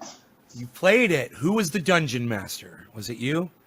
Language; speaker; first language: English; native; English